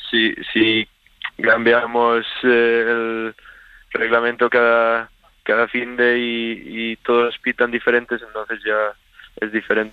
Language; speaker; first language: Spanish; early bilingual, other home language; Swedish